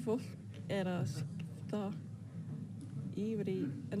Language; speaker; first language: Icelandic; non-native, learner; English